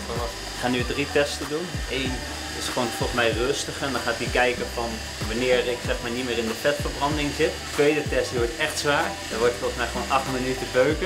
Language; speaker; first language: Dutch; native; Dutch